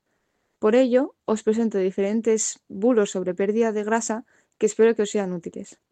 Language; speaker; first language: Spanish; native; Spanish